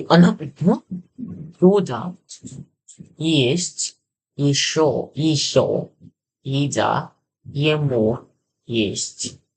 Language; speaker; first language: Russian; non-native, learner; English